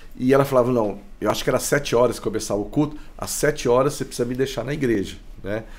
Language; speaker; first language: Portuguese; native; Portuguese